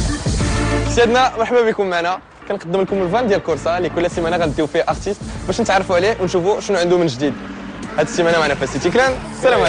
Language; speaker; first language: Arabic; native; Arabic